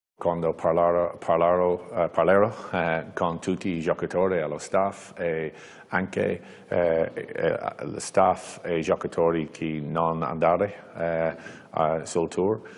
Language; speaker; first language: Italian; non-native, learner; English